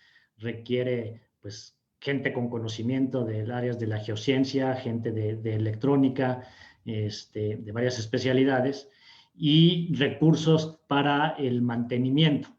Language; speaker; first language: Spanish; native; Spanish